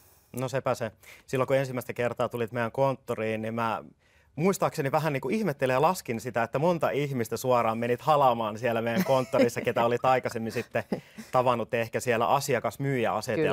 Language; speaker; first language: Finnish; native; Finnish